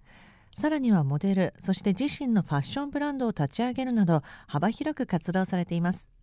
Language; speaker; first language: Japanese; native; Japanese